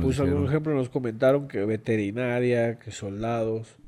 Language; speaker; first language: Spanish; native; Spanish